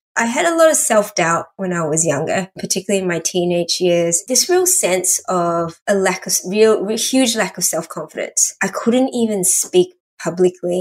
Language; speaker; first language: English; native; English